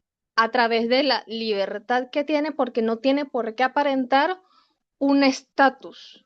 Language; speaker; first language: Spanish; native; Spanish